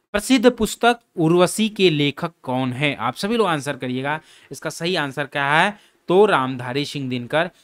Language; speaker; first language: Hindi; native; Hindi